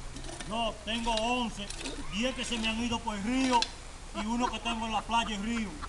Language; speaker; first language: Spanish; native; Spanish